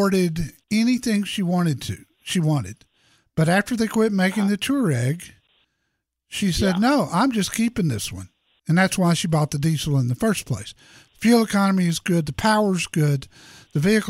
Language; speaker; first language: English; native; English